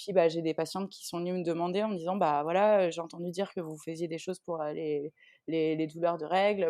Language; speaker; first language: French; native; French